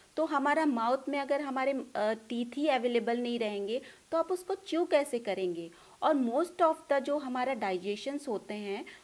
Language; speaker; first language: Hindi; non-native, local second language; Punjabi